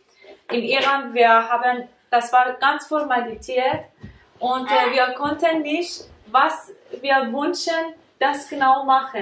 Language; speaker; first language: German; non-native, learner; Persian